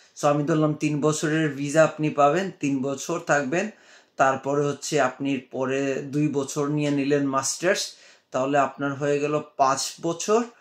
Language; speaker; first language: Bangla; native; Bangla